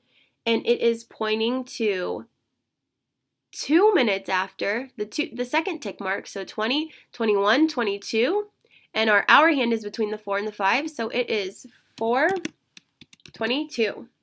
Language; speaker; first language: English; native; English